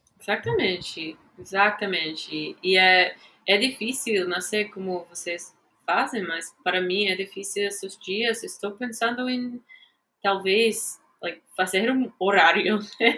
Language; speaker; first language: Portuguese; non-native, fluent; English